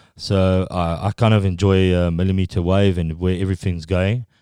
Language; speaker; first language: English; non-native, local second language; Afrikaans